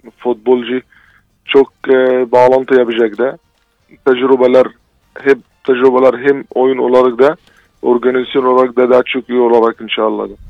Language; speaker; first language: Turkish; non-native, fluent; Arabic